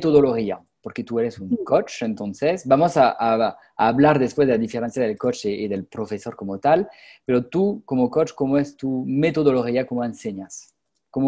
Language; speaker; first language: Spanish; non-native, fluent; French